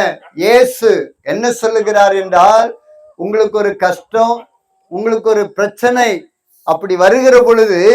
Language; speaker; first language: Tamil; native; Tamil